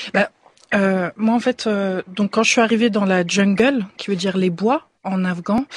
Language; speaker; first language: French; native; French